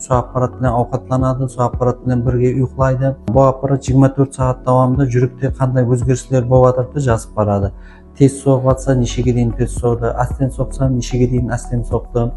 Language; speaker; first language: Uzbek; non-native, local second language; Kara-Kalpak